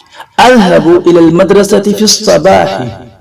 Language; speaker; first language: Arabic; non-native, fluent; Urdu